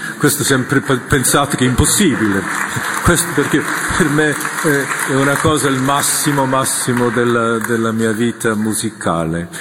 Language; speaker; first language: Italian; non-native, fluent; Korean